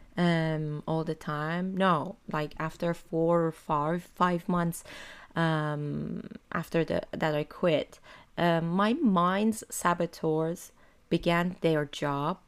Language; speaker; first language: English; non-native, fluent; Persian